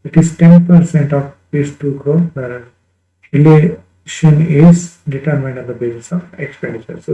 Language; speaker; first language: English; non-native, local second language; Kannada